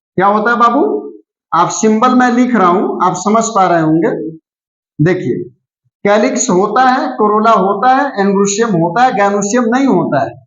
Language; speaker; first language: Hindi; native; Hindi